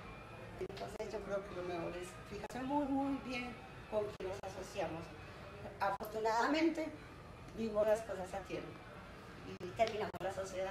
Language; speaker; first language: Spanish; native; Spanish